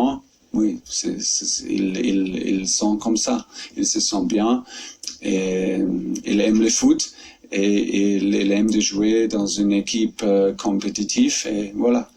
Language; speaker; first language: French; non-native, fluent; German